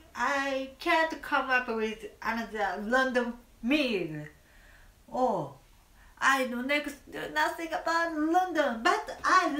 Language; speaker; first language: English; non-native, learner; Japanese